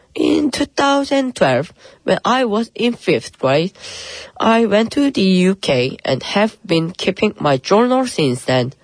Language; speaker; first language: English; early bilingual, other home language; Korean